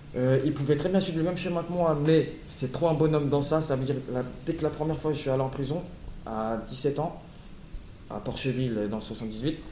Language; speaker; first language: French; native; French